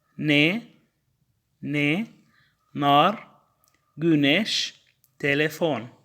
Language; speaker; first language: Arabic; native; Arabic